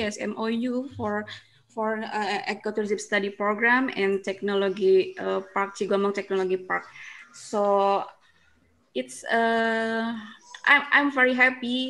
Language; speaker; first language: English; non-native, learner; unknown